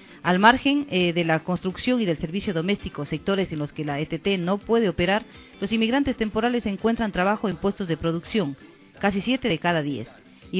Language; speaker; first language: Spanish; native; Spanish